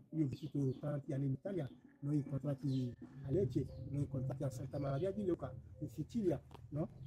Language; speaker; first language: Italian; non-native, fluent; Ewe